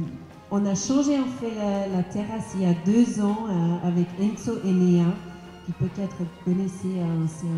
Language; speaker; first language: French; non-native, learner; German